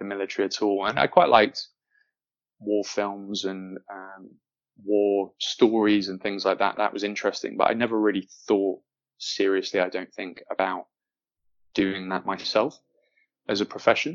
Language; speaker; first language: English; native; English